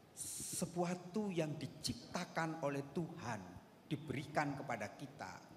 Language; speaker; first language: Indonesian; native; Indonesian